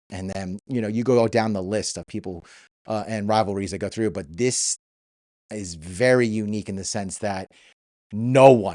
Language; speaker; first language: English; native; English